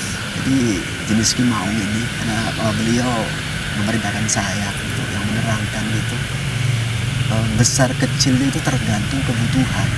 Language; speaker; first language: Indonesian; native; Indonesian